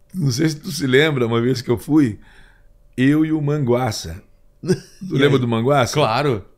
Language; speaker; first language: Portuguese; native; Portuguese